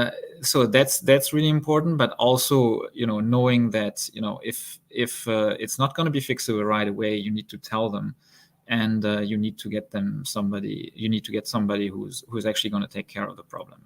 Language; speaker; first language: English; non-native, fluent; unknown